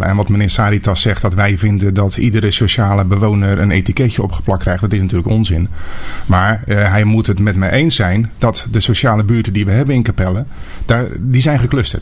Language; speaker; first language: Dutch; native; Dutch